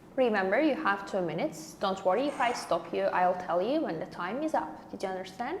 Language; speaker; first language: English; non-native, fluent; Azerbaijani